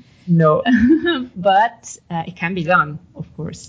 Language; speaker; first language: English; non-native, fluent; Italian